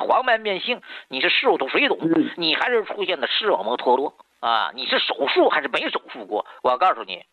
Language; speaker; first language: Chinese; native; Chinese